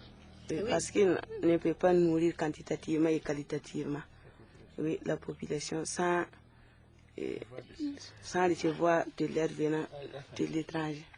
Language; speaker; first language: French; non-native, local second language; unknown